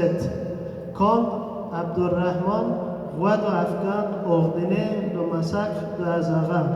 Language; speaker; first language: French; non-native, learner; Persian